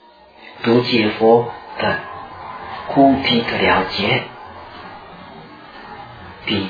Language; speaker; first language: Chinese; non-native, fluent; Czech